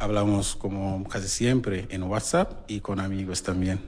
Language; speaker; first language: Spanish; non-native, learner; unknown